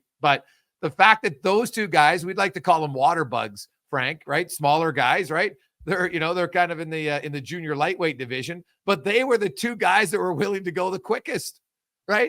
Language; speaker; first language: English; native; English